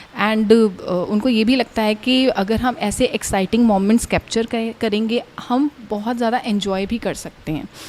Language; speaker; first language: Hindi; non-native, local second language; Punjabi